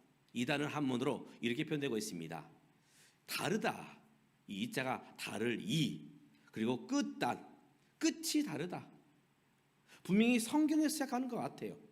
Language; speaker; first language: Korean; native; Korean